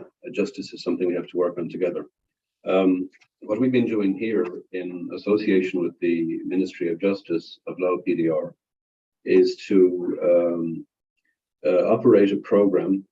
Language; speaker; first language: English; non-native, fluent; Irish